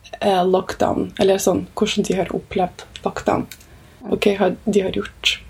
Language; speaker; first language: Norwegian; early bilingual, other home language; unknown